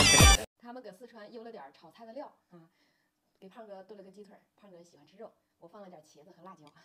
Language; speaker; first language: Chinese; native; Chinese